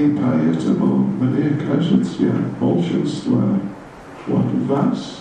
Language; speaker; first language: Russian; non-native, learner; English